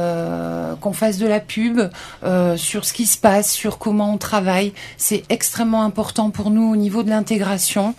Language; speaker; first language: French; native; French